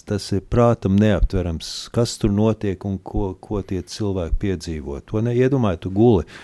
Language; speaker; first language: Latvian; early bilingual, heritage; Latvian